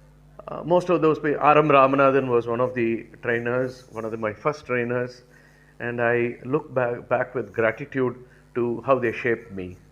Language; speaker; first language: English; non-native, local second language; Tamil